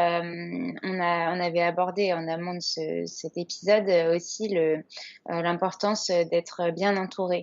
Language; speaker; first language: French; native; French